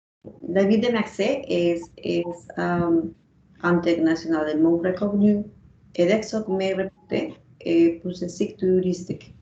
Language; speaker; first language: French; non-native, learner; Spanish